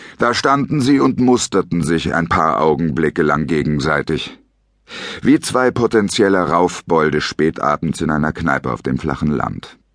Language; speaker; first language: German; native; German